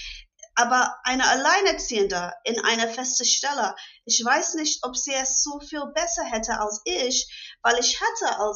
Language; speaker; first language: German; non-native, fluent; English